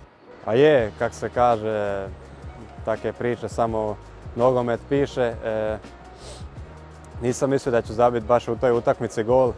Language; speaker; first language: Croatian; early bilingual, heritage; Croatian